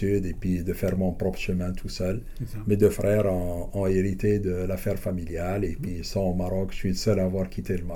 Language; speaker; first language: French; non-native, local second language; Arabic